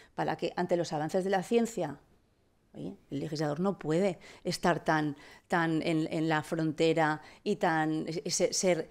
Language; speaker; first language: Spanish; non-native, local second language; Catalan